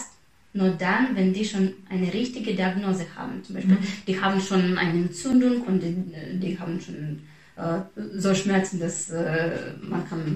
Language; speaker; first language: German; non-native, fluent; Russian